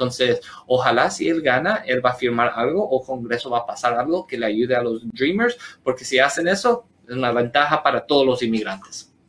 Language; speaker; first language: Spanish; early bilingual, heritage; Spanish